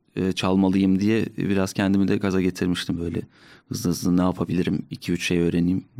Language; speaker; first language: Turkish; native; Turkish